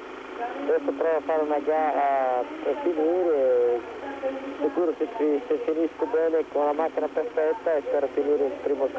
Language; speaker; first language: Italian; non-native, fluent; Portuguese